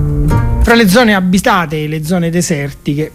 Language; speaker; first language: Italian; native; Italian